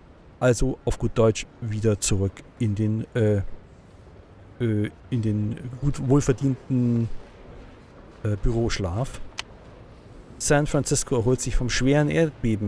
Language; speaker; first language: German; native; German